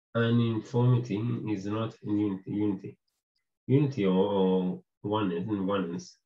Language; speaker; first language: English; non-native, fluent; Hebrew